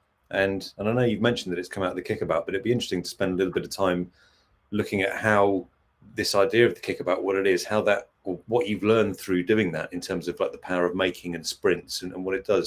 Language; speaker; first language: English; native; English